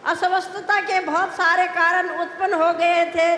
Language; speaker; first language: Hindi; native; Hindi